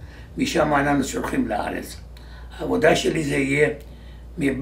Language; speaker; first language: Hebrew; non-native, fluent; Georgian